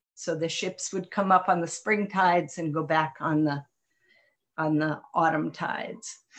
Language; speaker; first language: English; native; English